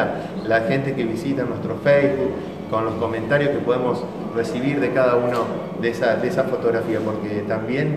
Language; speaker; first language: Spanish; native; Spanish